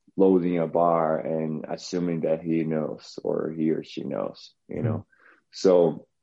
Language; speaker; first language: English; non-native, fluent; Portuguese